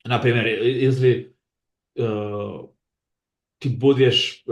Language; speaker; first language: Russian; non-native, learner; Basque